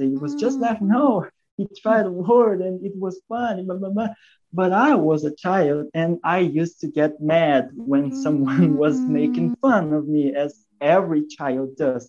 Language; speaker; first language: English; non-native, fluent; Portuguese